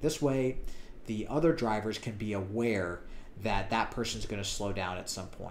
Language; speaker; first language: English; native; English